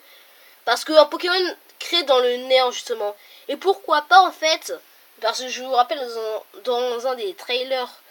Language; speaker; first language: French; native; French